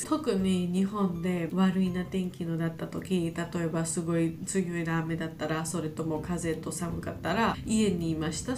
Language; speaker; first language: Japanese; non-native, learner; Georgian